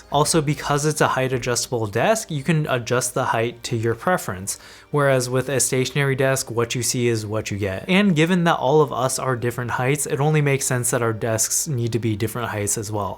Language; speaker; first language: English; native; English